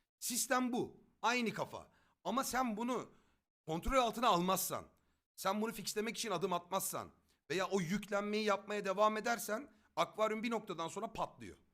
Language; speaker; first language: Turkish; native; Turkish